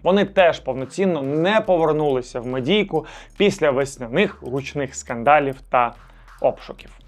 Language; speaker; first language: Ukrainian; native; Ukrainian